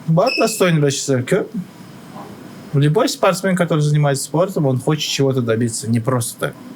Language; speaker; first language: Russian; non-native, local second language; Turkmen